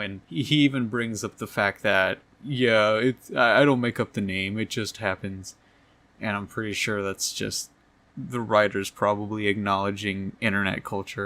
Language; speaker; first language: English; native; English